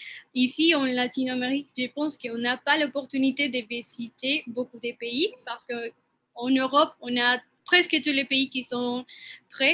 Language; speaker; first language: French; non-native, fluent; Spanish